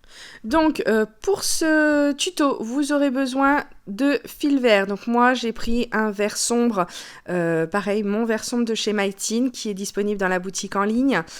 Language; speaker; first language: French; native; French